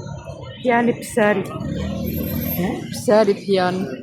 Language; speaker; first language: Greek; non-native, learner; Armenian